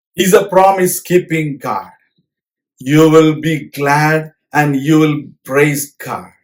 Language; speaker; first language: English; non-native, local second language; Tamil